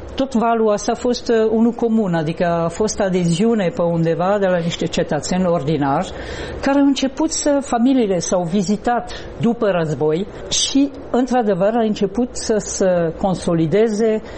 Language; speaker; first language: Romanian; non-native, fluent; French